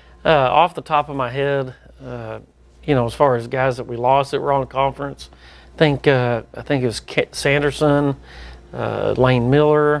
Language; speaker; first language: English; native; English